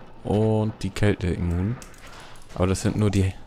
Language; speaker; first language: German; native; German